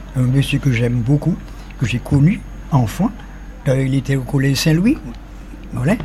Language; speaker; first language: French; native; French